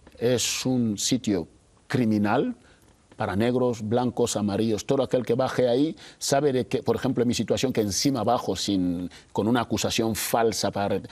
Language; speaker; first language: Spanish; non-native, local second language; Fang